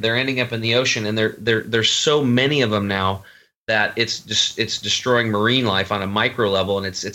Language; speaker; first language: English; native; English